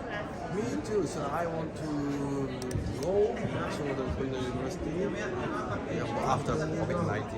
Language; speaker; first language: English; non-native, learner; Japanese